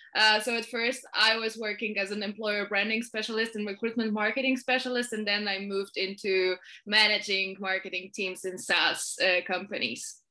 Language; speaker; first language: English; non-native, fluent; Polish